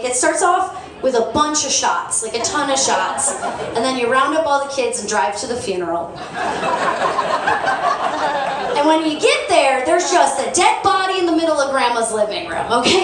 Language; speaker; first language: English; native; English